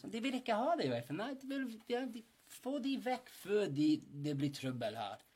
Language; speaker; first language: Norwegian; non-native, fluent; English